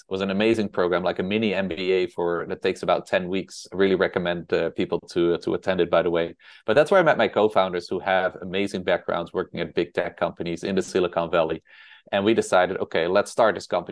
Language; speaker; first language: English; non-native, fluent; Dutch